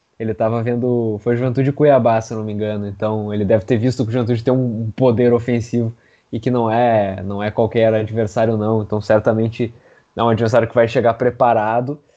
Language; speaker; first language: Portuguese; native; Portuguese